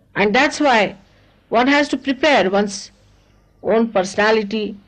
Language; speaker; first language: English; non-native, local second language; Marathi